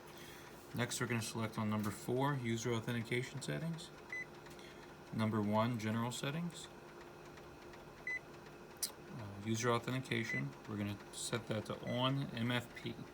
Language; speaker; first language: English; native; English